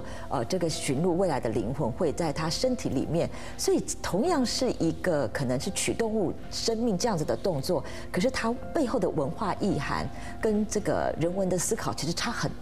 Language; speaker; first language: Chinese; native; Chinese